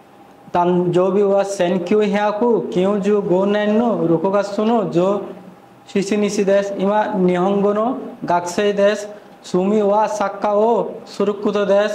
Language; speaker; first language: Japanese; non-native, learner; Bangla